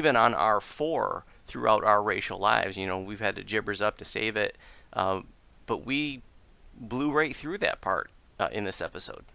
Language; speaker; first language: English; native; English